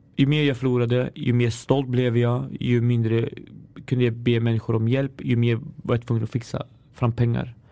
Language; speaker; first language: Swedish; early bilingual, other home language; Arabic